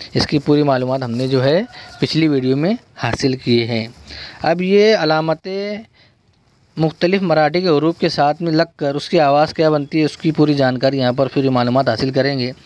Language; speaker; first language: Hindi; non-native, local second language; Urdu